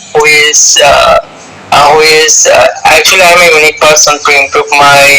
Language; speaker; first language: English; non-native, learner; Bangla